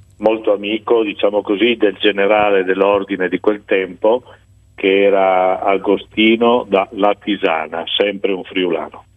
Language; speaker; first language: Italian; native; Italian